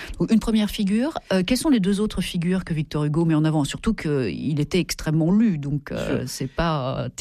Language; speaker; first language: French; native; French